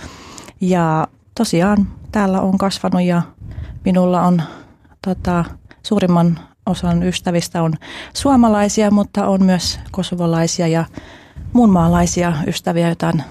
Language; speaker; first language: Finnish; early bilingual, other home language; Albanian